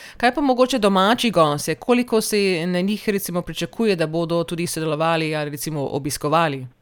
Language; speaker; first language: Slovenian; early bilingual, heritage; Slovenian